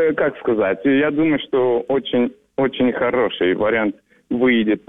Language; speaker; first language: Russian; non-native, learner; Romanian